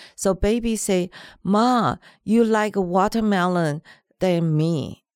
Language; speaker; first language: English; non-native, learner; Chinese